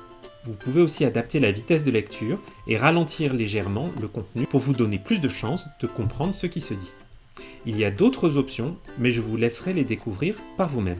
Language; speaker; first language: French; native; French